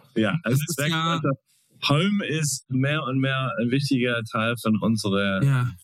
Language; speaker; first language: German; non-native, fluent; English